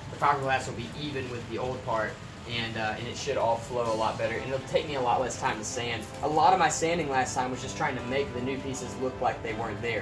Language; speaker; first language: English; native; English